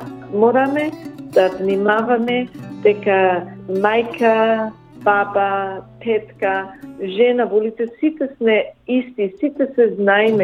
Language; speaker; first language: Macedonian; early bilingual, heritage; Macedonian